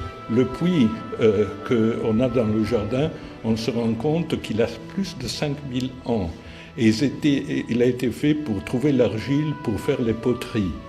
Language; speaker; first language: French; non-native, fluent; Italian